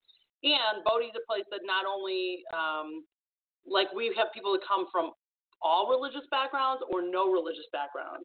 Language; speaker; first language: English; native; English